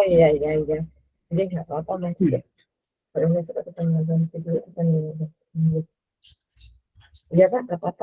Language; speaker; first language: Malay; non-native, local second language; Javanese